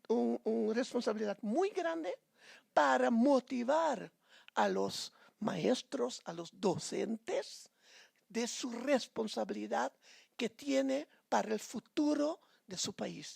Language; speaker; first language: Spanish; non-native, fluent; Papiamento